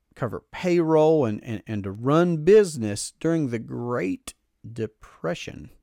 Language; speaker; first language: English; native; English